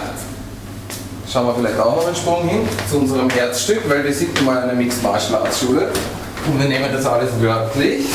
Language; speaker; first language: German; native; German